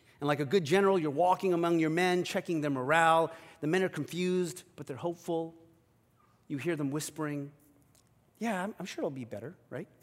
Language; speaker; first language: English; early bilingual, other home language; Korean